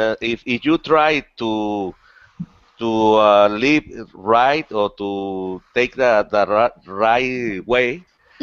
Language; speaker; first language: English; non-native, learner; Spanish